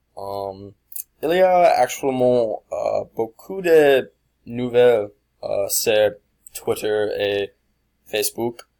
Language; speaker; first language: French; non-native, learner; English